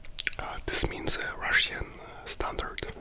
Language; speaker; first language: English; non-native, fluent; German